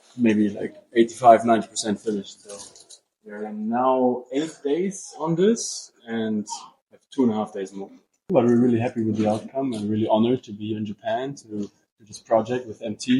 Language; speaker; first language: English; non-native, fluent; German